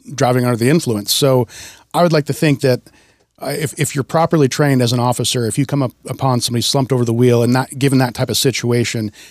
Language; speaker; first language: English; native; English